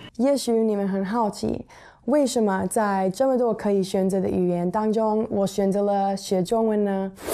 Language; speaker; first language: Chinese; non-native, fluent; English